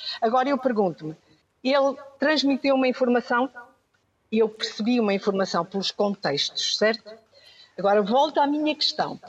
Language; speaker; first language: Portuguese; native; Portuguese